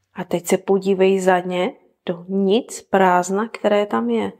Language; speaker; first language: Czech; native; Czech